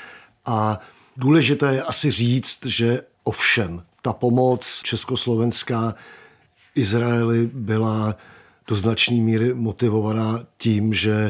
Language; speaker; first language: Czech; native; Czech